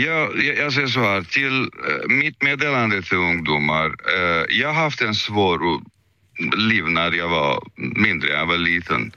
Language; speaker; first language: Swedish; early bilingual, other home language; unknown